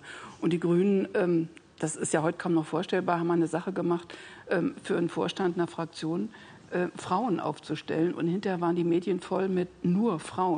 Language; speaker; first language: German; native; German